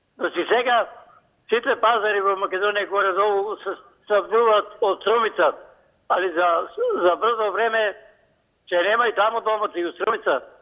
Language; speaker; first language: Macedonian; native; Macedonian